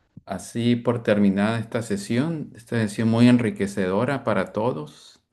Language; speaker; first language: Spanish; native; Spanish